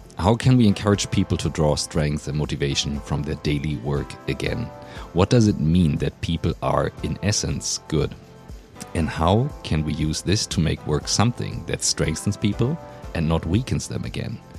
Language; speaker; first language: English; non-native, fluent; German